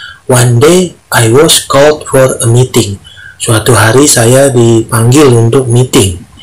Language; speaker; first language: English; non-native, learner; Indonesian